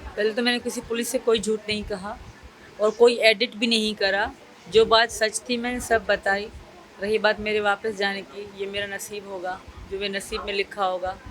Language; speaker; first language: Urdu; non-native, local second language; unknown